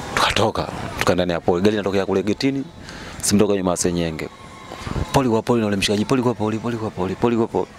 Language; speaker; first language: Swahili; native; Swahili